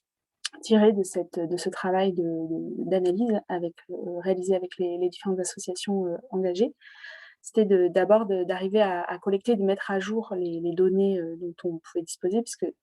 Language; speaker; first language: French; native; French